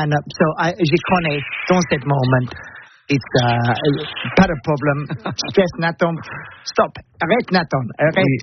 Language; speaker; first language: French; non-native, learner; English